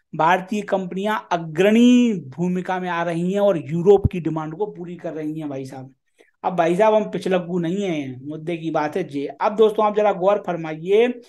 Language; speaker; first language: Hindi; native; Hindi